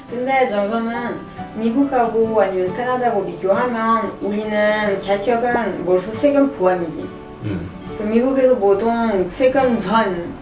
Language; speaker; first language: Korean; non-native, learner; French